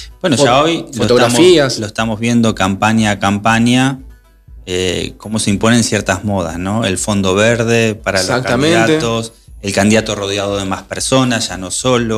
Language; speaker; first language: Spanish; native; Spanish